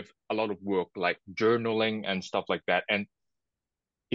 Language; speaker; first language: English; non-native, local second language; Cantonese